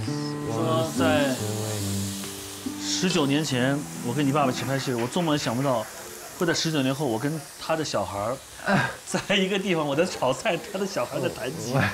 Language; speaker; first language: Chinese; native; Chinese